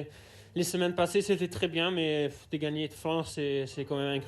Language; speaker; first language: French; non-native, learner; Dutch